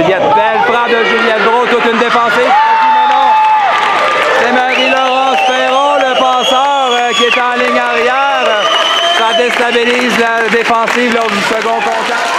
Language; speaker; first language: French; native; French